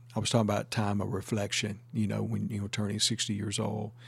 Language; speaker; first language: English; native; English